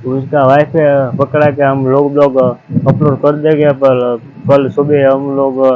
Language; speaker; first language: Hindi; non-native, local second language; Gujarati